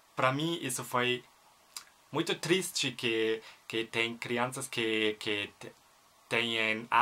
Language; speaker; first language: Portuguese; non-native, fluent; German